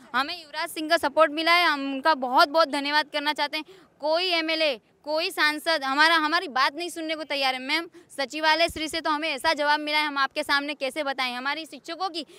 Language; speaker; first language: Hindi; non-native, local second language; Gujarati